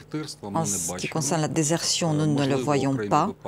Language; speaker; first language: French; non-native, fluent; Ukrainian